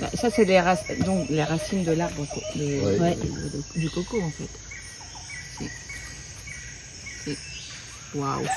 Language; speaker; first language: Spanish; non-native, learner; French